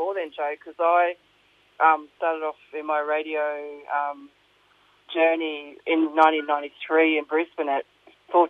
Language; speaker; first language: English; native; English